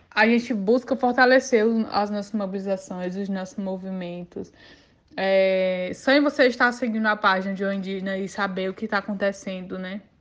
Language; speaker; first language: Portuguese; native; Portuguese